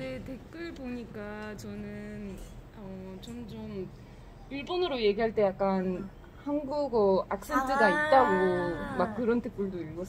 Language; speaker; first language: Korean; non-native, fluent; French